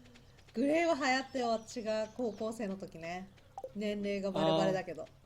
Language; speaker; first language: Japanese; native; Japanese